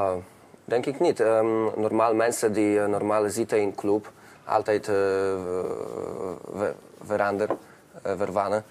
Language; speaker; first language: Dutch; non-native, learner; Polish